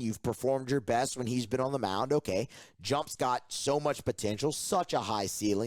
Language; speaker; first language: English; native; English